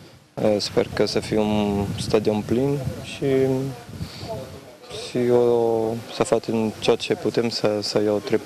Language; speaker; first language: Romanian; non-native, learner; Portuguese